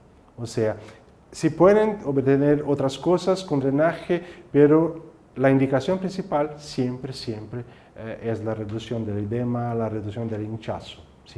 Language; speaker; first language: Spanish; non-native, fluent; Portuguese